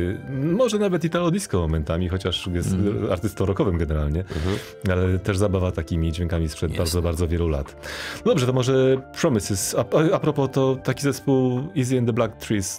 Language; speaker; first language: Polish; native; Polish